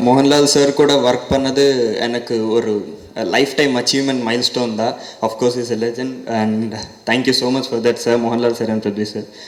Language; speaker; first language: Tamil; non-native, learner; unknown